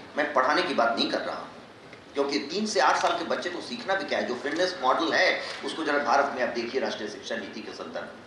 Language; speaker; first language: Hindi; non-native, local second language; Magahi